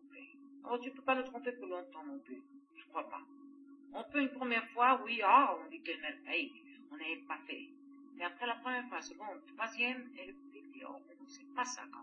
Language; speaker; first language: French; non-native, fluent; Greek